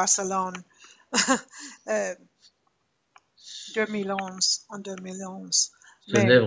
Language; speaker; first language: French; non-native, learner; English